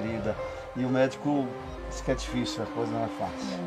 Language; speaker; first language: Portuguese; native; Portuguese